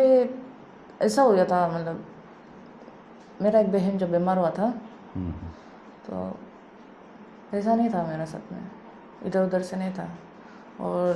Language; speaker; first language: Hindi; non-native, local second language; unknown